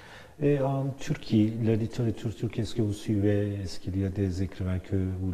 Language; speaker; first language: French; non-native, learner; Turkish